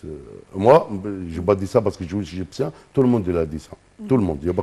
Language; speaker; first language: French; non-native, fluent; Arabic